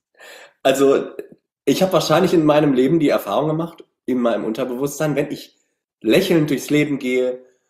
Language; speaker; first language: German; native; German